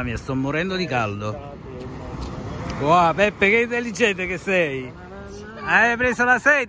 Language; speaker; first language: Italian; non-native, fluent; English